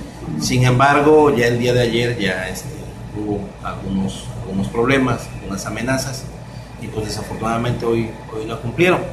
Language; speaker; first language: Spanish; native; Spanish